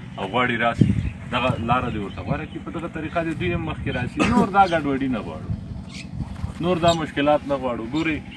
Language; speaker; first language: Pashto; native; Pashto